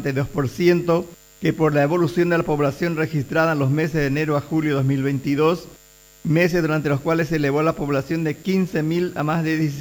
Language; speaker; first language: Spanish; native; Spanish